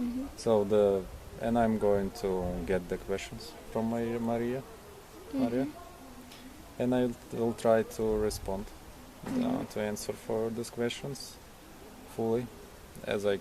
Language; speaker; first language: English; non-native, learner; Ukrainian